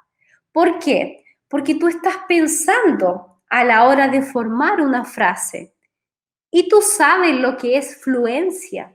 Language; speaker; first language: Spanish; non-native, fluent; Portuguese